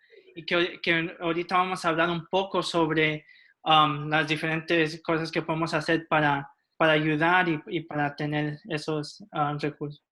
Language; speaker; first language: Spanish; early bilingual, heritage; Spanish